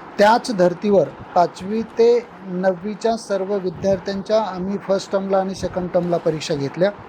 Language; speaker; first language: Marathi; native; Marathi